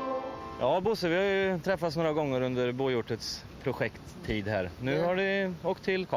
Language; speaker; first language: Swedish; native; Swedish